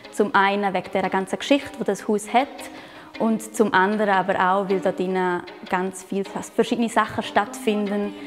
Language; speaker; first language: German; native; German